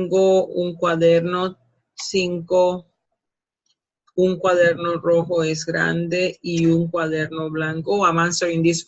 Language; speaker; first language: Spanish; non-native, fluent; English